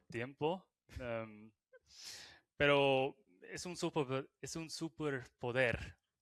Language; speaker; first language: Spanish; non-native, fluent; English